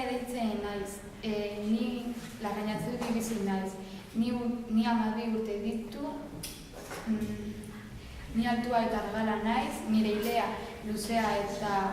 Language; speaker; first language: Basque; non-native, learner; Spanish